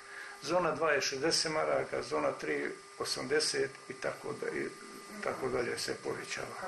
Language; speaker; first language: Croatian; native; Croatian